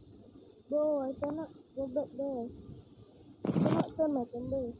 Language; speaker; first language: English; non-native, local second language; Malay